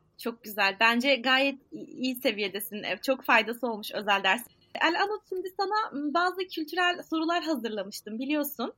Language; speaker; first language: Turkish; native; Turkish